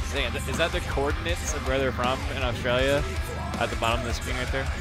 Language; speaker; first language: English; native; English